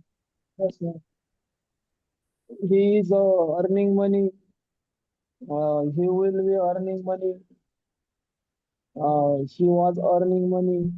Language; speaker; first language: English; non-native, learner; Marathi